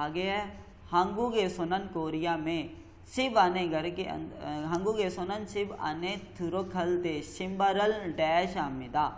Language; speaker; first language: Korean; non-native, learner; Urdu